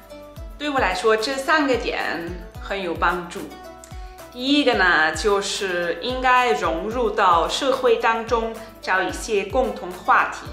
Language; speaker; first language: Chinese; non-native, fluent; German